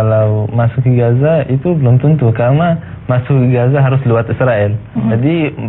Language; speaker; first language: Indonesian; non-native, fluent; Arabic